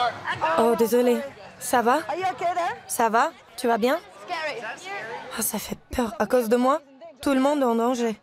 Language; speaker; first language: French; non-native, fluent; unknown